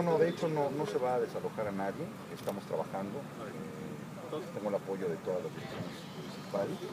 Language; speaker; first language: Spanish; native; Spanish